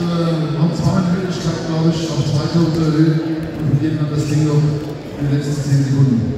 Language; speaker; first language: German; native; German